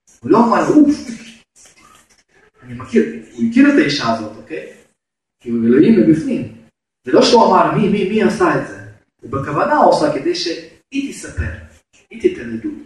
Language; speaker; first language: Hebrew; non-native, fluent; Russian